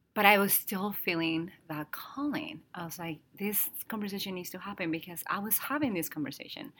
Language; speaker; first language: English; non-native, fluent; Spanish